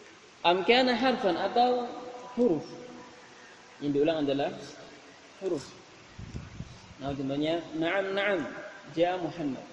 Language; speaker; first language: Arabic; non-native, fluent; Indonesian